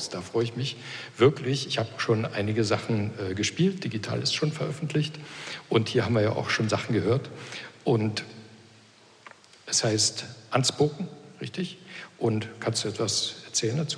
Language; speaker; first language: German; native; German